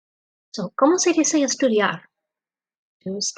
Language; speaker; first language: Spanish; non-native, fluent; English